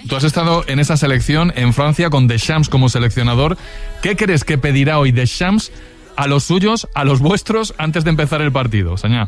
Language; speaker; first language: Spanish; native; Spanish